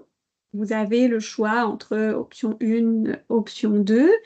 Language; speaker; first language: French; native; French